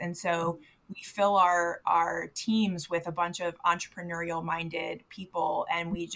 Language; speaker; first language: English; native; English